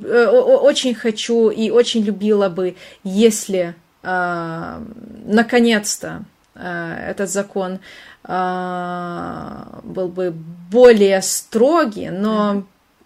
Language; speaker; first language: Russian; non-native, fluent; Hungarian